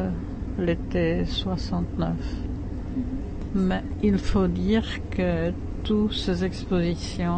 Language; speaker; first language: French; non-native, fluent; Czech